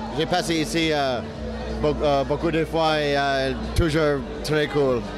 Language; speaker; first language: French; non-native, local second language; English